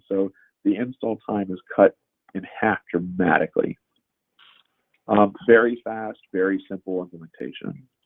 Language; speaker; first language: English; native; English